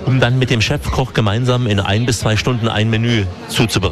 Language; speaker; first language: German; native; German